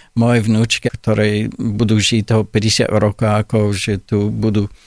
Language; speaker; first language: Slovak; non-native, fluent; English